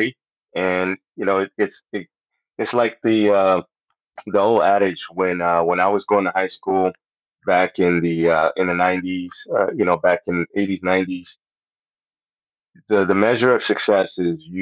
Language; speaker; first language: English; non-native, fluent; Spanish